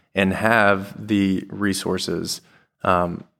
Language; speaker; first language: English; native; English